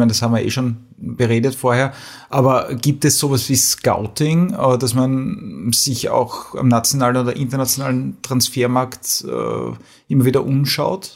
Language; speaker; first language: German; native; German